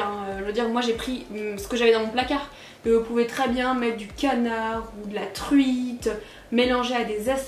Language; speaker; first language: French; native; French